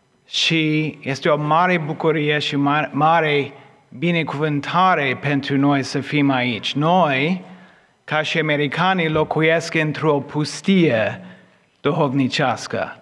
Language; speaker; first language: Romanian; non-native, fluent; English